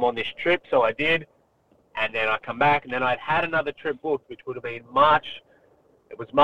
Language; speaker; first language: English; native; English